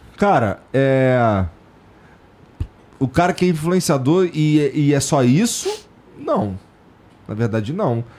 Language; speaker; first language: Portuguese; native; Portuguese